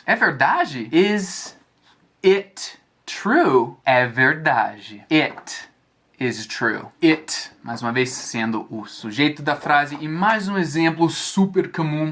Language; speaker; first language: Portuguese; non-native, fluent; English